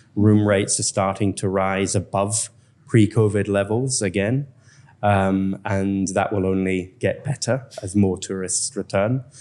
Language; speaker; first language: English; native; English